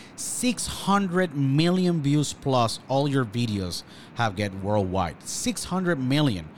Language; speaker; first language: Spanish; native; Spanish